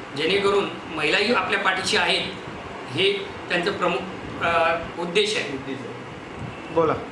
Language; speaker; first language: Marathi; native; Marathi